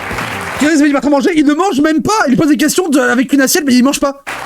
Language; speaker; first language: French; native; French